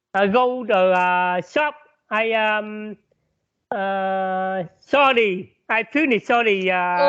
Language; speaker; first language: English; non-native, learner; Vietnamese